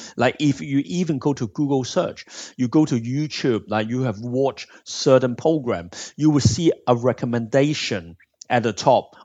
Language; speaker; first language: English; non-native, local second language; Cantonese